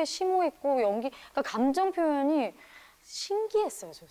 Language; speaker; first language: Korean; native; Korean